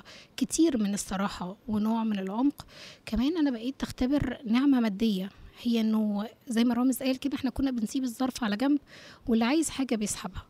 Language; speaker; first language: Arabic; native; Arabic